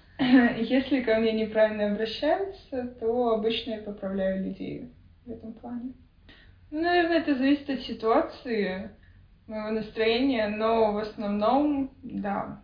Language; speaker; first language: Russian; native; Russian